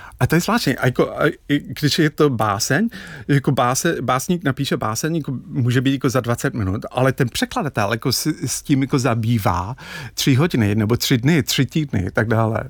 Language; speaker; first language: Czech; non-native, fluent; English